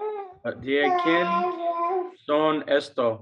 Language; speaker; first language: Spanish; non-native, learner; English